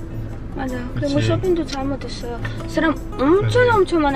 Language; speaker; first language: Korean; non-native, learner; Russian